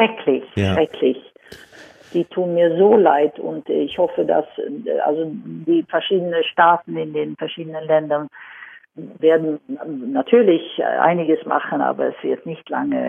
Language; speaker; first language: German; non-native, fluent; Swedish